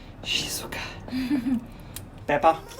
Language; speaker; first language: Japanese; non-native, learner; Serbian